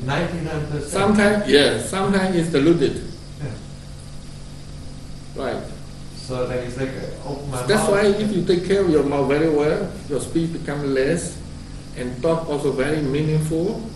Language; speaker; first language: English; non-native, learner; Burmese